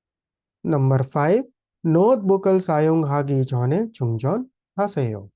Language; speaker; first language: Korean; non-native, fluent; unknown